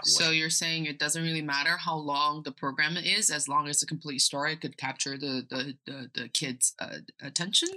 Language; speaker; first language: English; non-native, fluent; Chinese